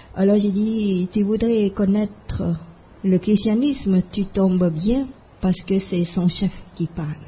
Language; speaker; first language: French; non-native, fluent; Khmer